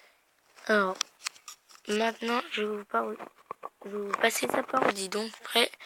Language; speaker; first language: French; native; French